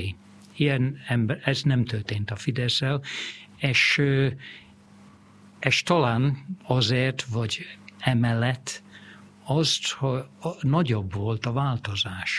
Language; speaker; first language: Hungarian; non-native, fluent; English